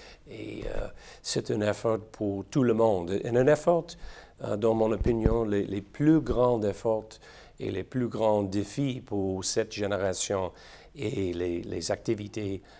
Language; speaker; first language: French; non-native, learner; English